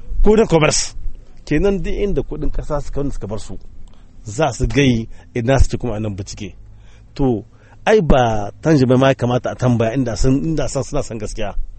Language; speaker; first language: Hausa; native; Hausa